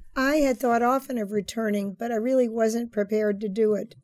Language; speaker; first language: English; native; English